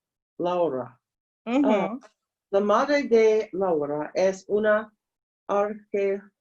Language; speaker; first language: Spanish; non-native, learner; English